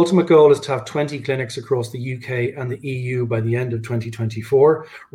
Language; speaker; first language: English; native; English